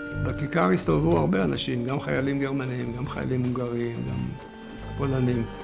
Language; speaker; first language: Hebrew; early bilingual, other home language; Yiddish